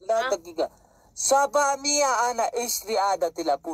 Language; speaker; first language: Arabic; non-native, learner; Pashto